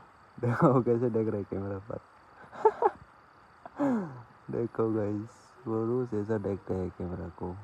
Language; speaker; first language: Hindi; non-native, learner; Kok Borok